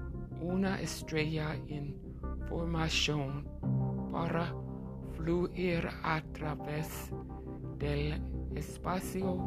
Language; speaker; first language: Spanish; non-native, learner; English